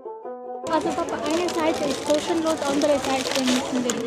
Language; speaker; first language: German; early bilingual, other home language; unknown